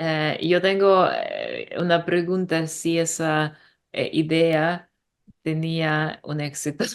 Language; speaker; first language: Spanish; non-native, learner; English